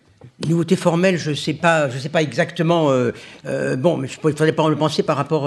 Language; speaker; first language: French; native; French